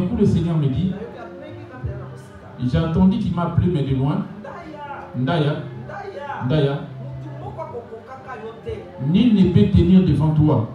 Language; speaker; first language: French; non-native, local second language; Lingala